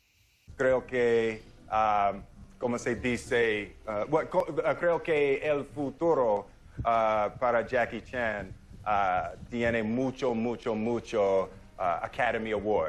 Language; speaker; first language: Spanish; non-native, learner; English